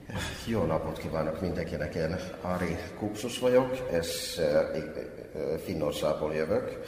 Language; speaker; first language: Hungarian; non-native, fluent; Finnish